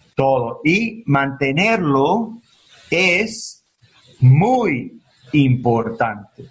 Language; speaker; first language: Spanish; early bilingual, heritage; Spanish